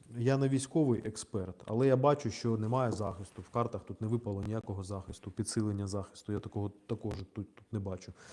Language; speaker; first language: Ukrainian; non-native, local second language; Russian